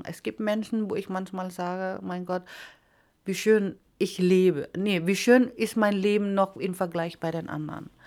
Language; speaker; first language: German; non-native, fluent; Iloko